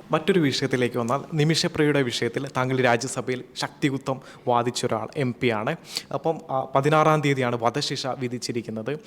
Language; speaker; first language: Malayalam; native; Malayalam